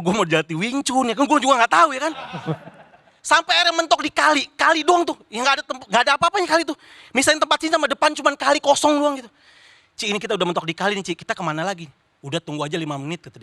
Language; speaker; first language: Indonesian; native; Indonesian